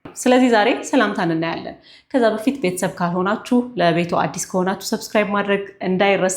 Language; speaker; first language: Amharic; non-native, local second language; Tigrinya